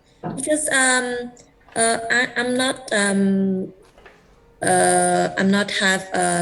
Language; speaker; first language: English; non-native, learner; Vietnamese